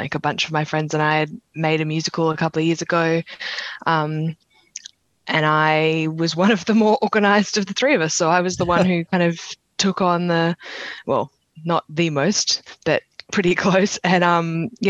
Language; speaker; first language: English; native; English